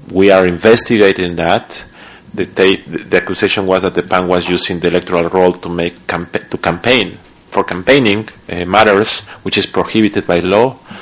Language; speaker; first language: English; non-native, fluent; Spanish